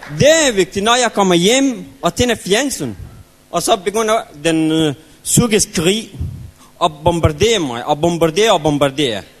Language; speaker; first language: Danish; non-native, learner; Persian